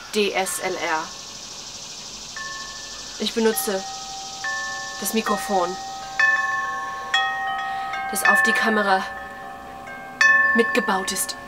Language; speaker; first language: German; early bilingual, heritage; English